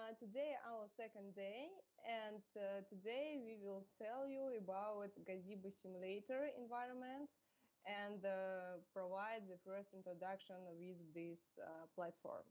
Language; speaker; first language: English; non-native, fluent; Russian